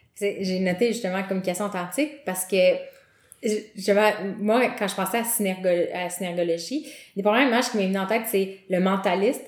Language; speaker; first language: French; native; French